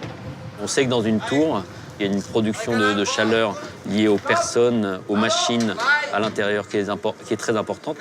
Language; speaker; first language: French; native; French